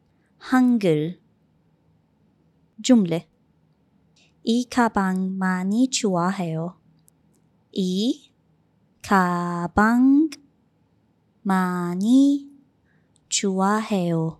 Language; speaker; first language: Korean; non-native, fluent; Arabic